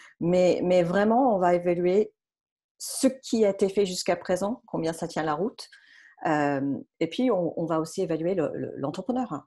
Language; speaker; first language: French; non-native, fluent; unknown